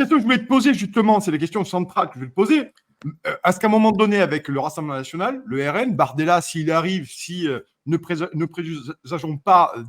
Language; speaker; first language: French; native; French